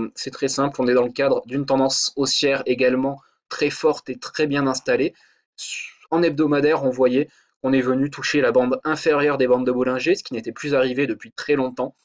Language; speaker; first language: French; native; French